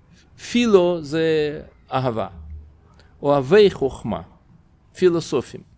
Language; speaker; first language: Hebrew; non-native, fluent; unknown